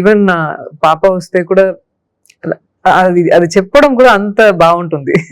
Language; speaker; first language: Telugu; non-native, learner; Tamil